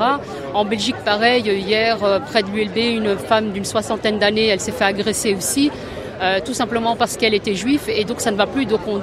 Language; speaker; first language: French; native; French